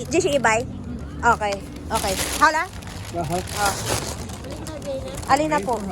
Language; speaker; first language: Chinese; non-native, learner; Filipino